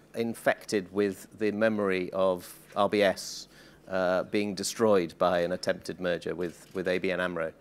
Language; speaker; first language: English; native; English